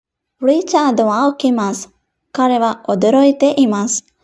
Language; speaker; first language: Japanese; non-native, fluent; Sinhala